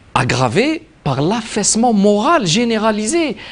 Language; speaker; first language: French; non-native, local second language; Arabic